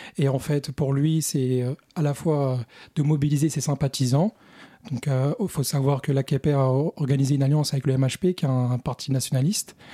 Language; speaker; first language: French; early bilingual, other home language; Kurdish